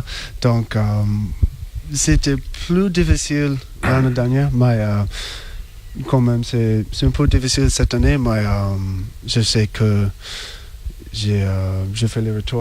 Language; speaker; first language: French; non-native, learner; English